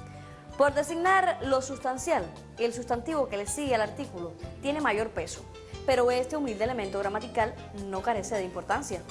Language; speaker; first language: Spanish; native; Spanish